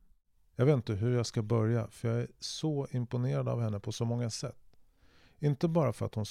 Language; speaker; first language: Swedish; native; Swedish